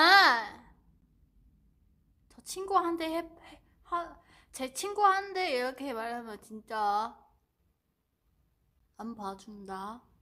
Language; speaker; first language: Korean; non-native, fluent; Chinese